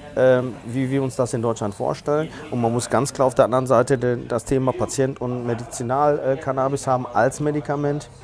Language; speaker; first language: German; early bilingual, other home language; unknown